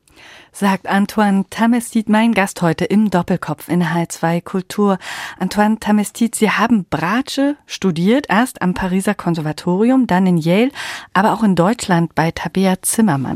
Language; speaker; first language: German; native; German